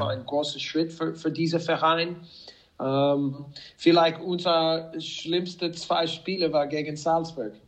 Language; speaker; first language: German; non-native, fluent; English